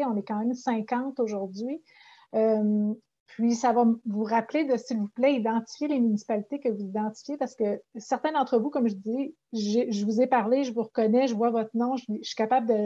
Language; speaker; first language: French; native; French